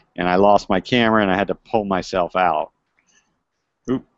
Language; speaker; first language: English; native; English